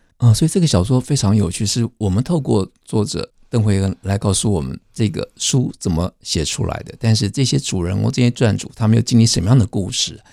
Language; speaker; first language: Chinese; native; Chinese